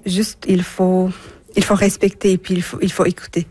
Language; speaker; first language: French; non-native, fluent; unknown